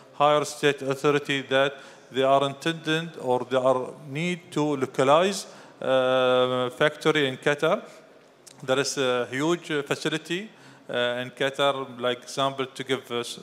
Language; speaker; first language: English; non-native, fluent; Arabic